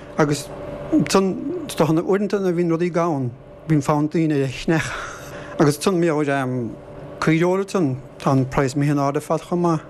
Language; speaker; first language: Irish; native; Irish